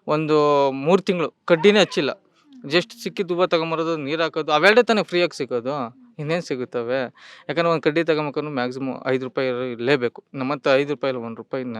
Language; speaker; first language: Kannada; native; Kannada